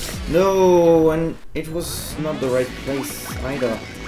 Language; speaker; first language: English; non-native, fluent; French